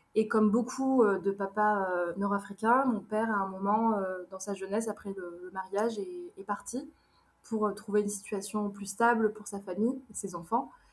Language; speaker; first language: French; early bilingual, other home language; Arabic